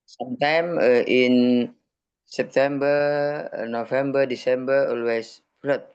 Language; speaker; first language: English; non-native, learner; Indonesian